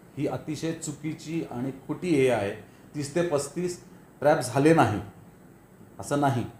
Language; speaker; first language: Marathi; native; Marathi